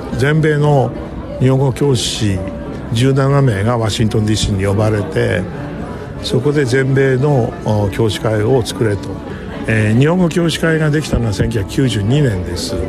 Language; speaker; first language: Japanese; native; Japanese